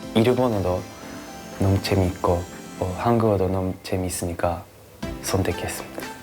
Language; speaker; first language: Korean; non-native, learner; Japanese